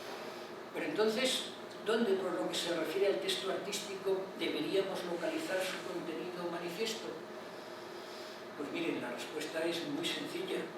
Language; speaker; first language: Spanish; native; Spanish